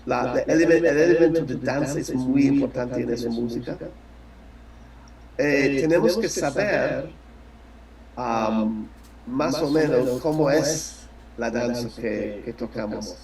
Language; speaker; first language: Spanish; non-native, learner; English